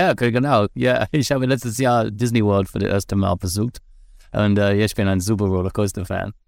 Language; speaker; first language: German; non-native, learner; English